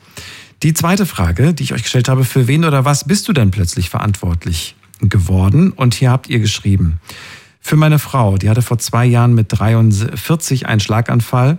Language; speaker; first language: German; native; German